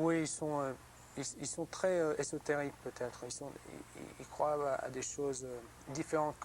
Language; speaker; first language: French; non-native, learner; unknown